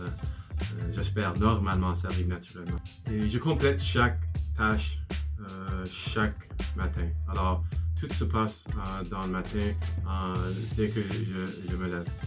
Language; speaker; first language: French; non-native, learner; English